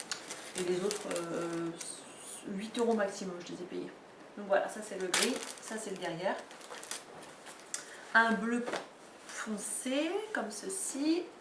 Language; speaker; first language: French; native; French